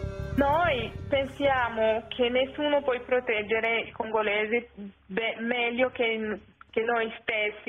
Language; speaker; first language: Italian; non-native, fluent; French